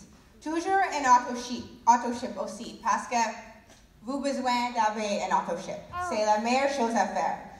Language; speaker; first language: French; non-native, learner; English